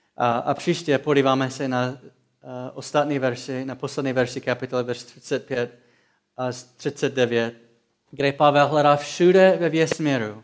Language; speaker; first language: Czech; non-native, fluent; English